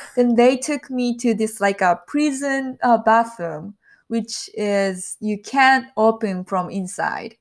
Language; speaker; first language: English; non-native, learner; Japanese